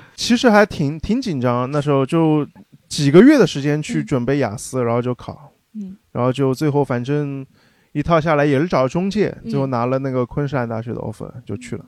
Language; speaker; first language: Chinese; native; Chinese